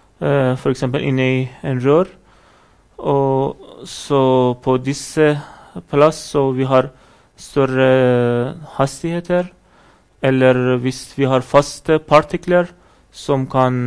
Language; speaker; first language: Swedish; non-native, fluent; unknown